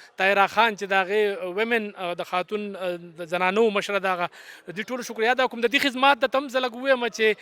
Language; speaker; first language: Pashto; native; Pashto